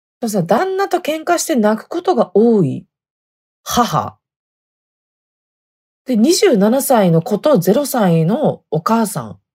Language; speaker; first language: Japanese; native; Japanese